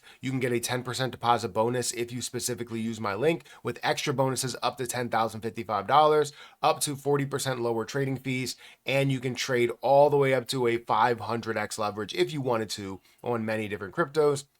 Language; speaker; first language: English; native; English